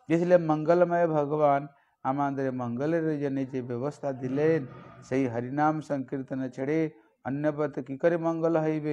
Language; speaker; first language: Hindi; non-native, local second language; Bangla